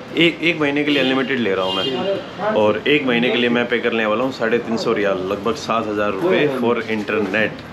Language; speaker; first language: Hindi; native; Hindi